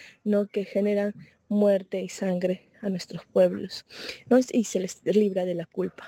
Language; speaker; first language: Spanish; native; Spanish